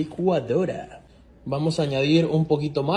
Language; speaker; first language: Spanish; native; Spanish